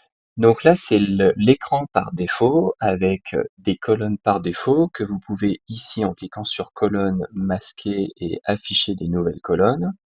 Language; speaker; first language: French; native; French